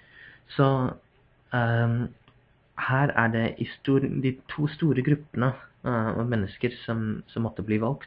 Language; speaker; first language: Norwegian; non-native, fluent; English